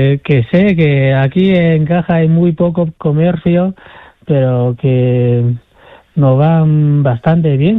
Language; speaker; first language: Spanish; non-native, fluent; Chinese